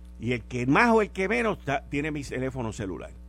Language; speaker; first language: Spanish; native; Spanish